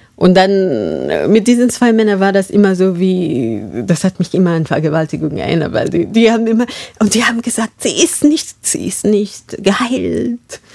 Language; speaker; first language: German; non-native, fluent; Masai